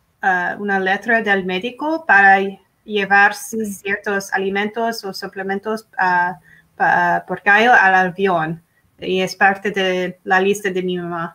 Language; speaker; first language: Spanish; non-native, learner; English